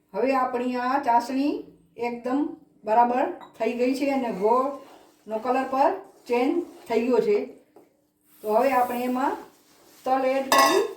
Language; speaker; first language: Gujarati; non-native, local second language; Kachhi